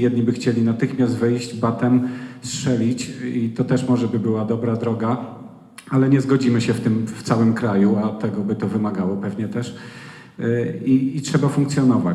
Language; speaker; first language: Polish; native; Polish